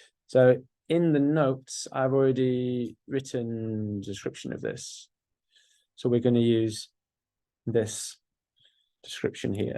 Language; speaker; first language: English; native; English